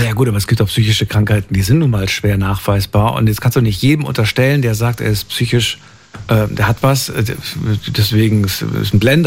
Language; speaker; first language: German; native; German